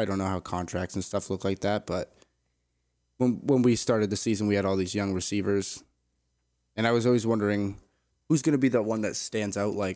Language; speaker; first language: English; native; English